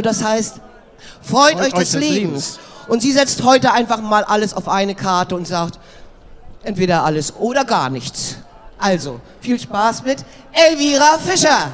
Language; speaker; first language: German; native; German